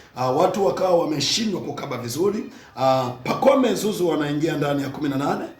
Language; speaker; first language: Swahili; native; Swahili